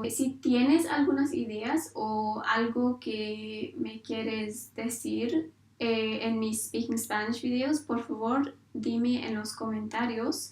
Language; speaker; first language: Spanish; non-native, learner; English